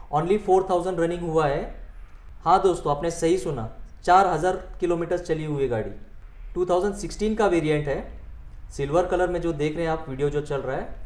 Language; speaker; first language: Hindi; non-native, local second language; Marathi